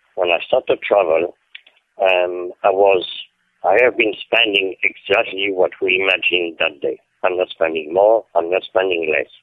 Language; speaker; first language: English; non-native, fluent; French